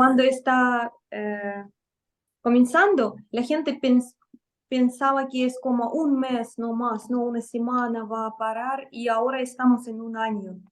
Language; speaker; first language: Spanish; non-native, fluent; Russian